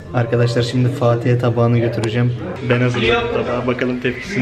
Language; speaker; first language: Turkish; native; Turkish